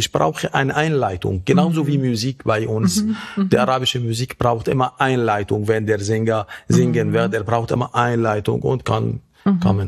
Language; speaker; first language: German; non-native, fluent; Arabic